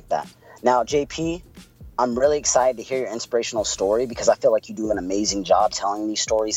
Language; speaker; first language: English; non-native, fluent; Spanish